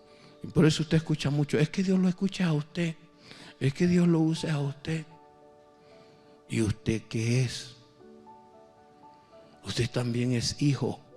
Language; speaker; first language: Spanish; native; Spanish